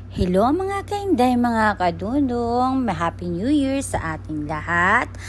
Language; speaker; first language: Filipino; non-native, local second language; Cebuano